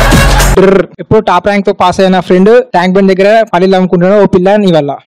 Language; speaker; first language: Telugu; native; Telugu